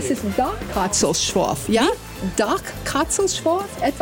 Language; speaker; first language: German; non-native, learner; English